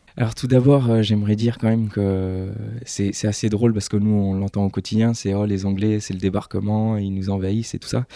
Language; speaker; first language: French; early bilingual, other home language; English